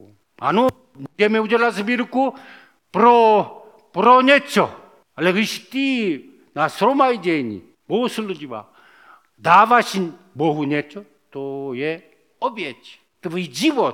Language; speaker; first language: Czech; non-native, learner; Korean